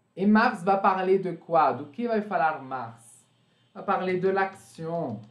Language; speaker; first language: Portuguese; non-native, fluent; French